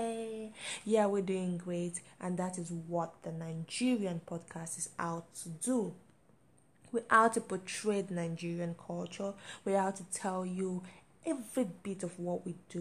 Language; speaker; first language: English; non-native, local second language; Igbo